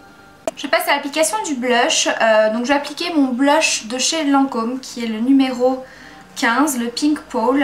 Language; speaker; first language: French; native; French